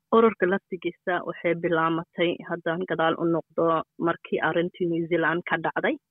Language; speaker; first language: Somali; early bilingual, heritage; Somali